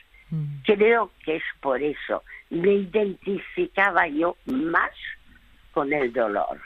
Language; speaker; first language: Spanish; early bilingual, other home language; French